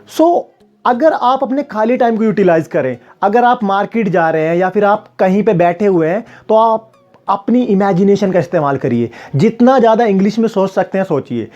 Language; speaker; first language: Hindi; native; Hindi